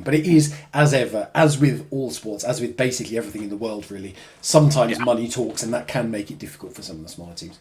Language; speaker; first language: English; native; English